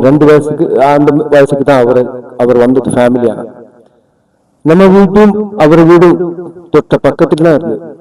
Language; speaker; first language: Tamil; non-native, learner; Malayalam